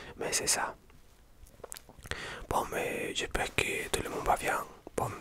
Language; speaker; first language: French; non-native, learner; Spanish